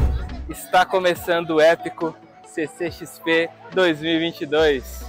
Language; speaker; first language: Portuguese; native; Portuguese